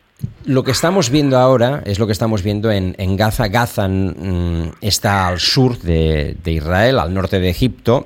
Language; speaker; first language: Spanish; non-native, local second language; Catalan